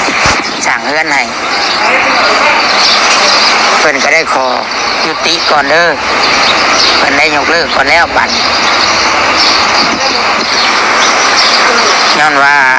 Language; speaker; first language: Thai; non-native, local second language; Lao